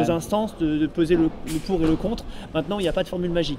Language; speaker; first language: French; native; French